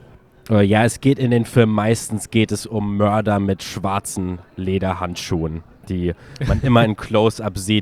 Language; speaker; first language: German; native; German